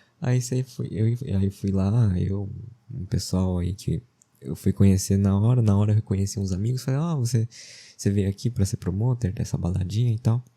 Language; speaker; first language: Portuguese; early bilingual, other home language; Japanese